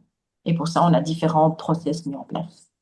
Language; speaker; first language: French; native; French